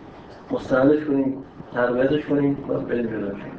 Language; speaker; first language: Persian; native; Persian